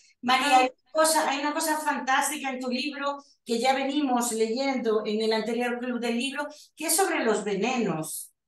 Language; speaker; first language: Spanish; native; Spanish